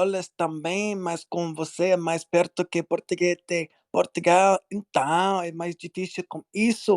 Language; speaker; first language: Portuguese; non-native, learner; English